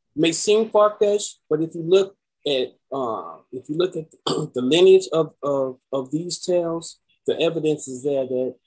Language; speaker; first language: English; native; English